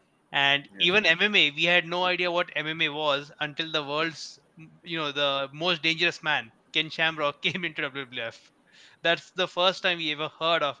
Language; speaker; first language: English; non-native, local second language; Hindi